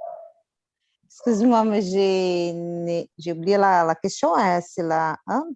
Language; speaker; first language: French; non-native, learner; Portuguese